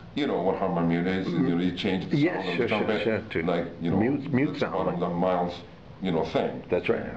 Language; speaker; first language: English; non-native, fluent; Japanese